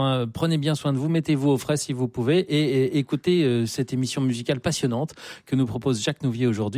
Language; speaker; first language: French; native; French